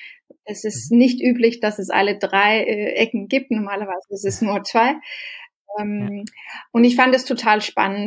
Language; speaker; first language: German; non-native, fluent; Danish